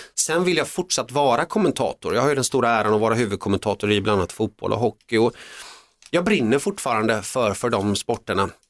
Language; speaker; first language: Swedish; early bilingual, other home language; Finnish